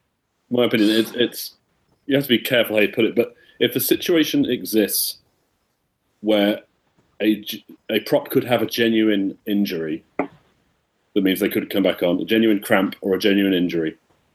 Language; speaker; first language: English; native; English